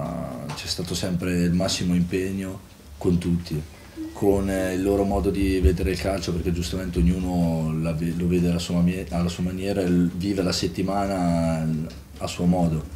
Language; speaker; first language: Italian; native; Italian